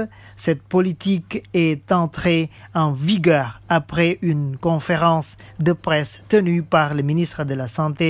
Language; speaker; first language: French; non-native, fluent; Indonesian